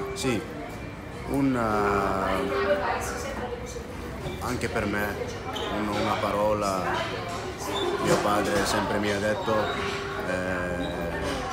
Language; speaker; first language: Italian; non-native, learner; Dutch